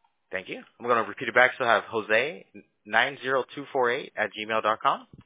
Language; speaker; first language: English; early bilingual, other home language; Spanish